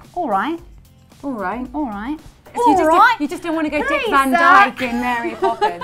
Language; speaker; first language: English; native; English